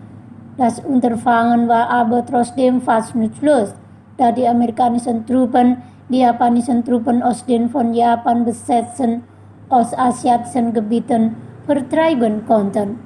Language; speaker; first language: German; non-native, fluent; Indonesian